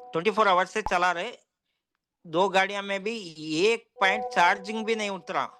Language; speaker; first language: Hindi; non-native, local second language; Telugu